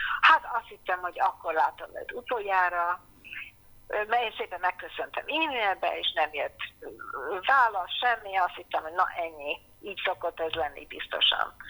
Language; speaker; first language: Hungarian; early bilingual, heritage; Hungarian